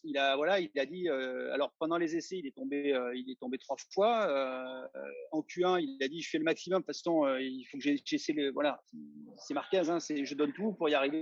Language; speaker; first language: French; native; French